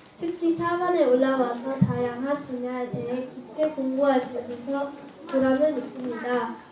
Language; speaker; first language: Korean; early bilingual, heritage; Korean